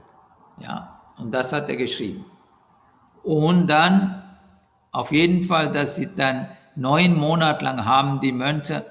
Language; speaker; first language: German; non-native, learner; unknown